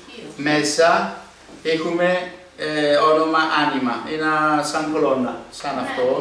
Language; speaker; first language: Greek; non-native, learner; Italian